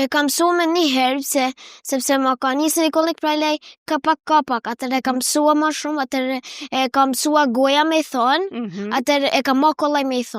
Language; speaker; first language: Albanian; early bilingual, heritage; Albanian